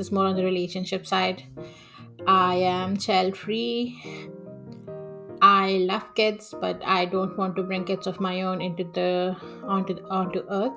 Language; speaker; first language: English; non-native, local second language; Telugu